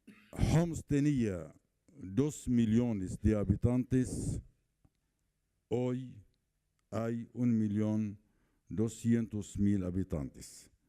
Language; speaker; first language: Spanish; non-native, fluent; Arabic